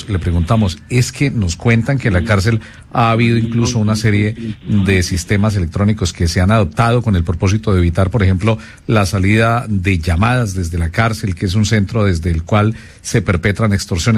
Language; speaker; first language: Spanish; native; Spanish